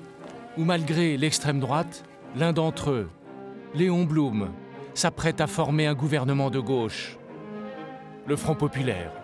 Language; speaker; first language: French; native; French